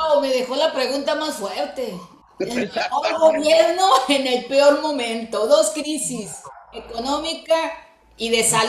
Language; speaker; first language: Spanish; native; Spanish